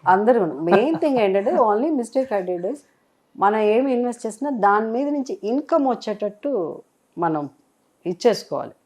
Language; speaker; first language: Telugu; native; Telugu